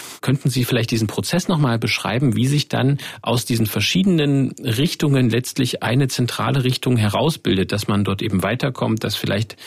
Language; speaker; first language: German; native; German